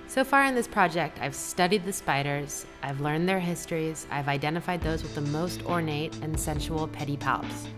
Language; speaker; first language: English; native; English